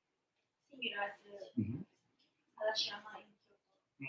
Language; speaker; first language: English; non-native, learner; Japanese